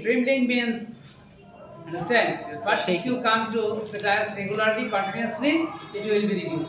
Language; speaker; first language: English; non-native, learner; Bangla